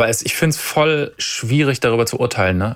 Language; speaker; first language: German; native; German